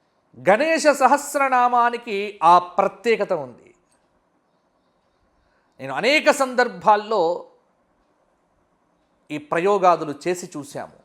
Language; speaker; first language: Telugu; native; Telugu